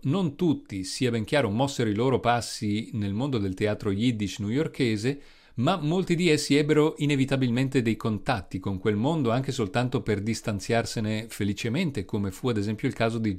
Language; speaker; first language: Italian; native; Italian